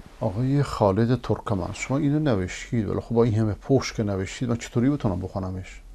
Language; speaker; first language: Persian; non-native, local second language; Baluchi